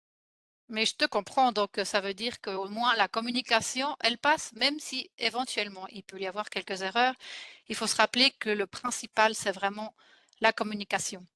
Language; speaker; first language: French; non-native, fluent; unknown